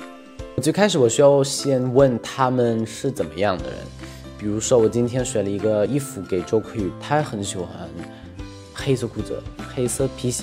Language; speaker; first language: Chinese; non-native, fluent; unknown